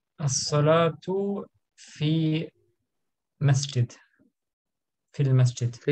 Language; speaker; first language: Arabic; non-native, learner; German